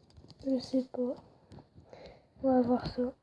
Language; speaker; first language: French; native; French